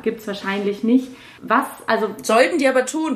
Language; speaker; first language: German; native; German